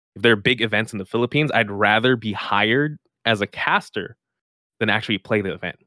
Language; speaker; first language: English; non-native, local second language; Filipino